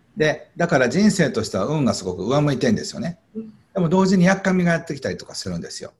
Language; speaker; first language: Japanese; native; Japanese